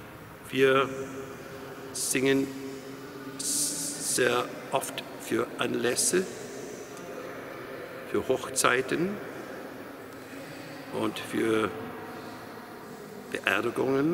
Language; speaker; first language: German; non-native, fluent; English